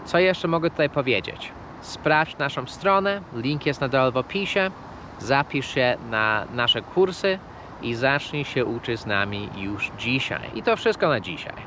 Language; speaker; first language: Polish; non-native, fluent; English